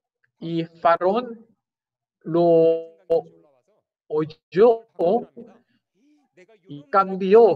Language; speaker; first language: Spanish; non-native, fluent; Korean